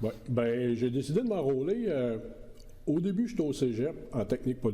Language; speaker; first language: French; native; French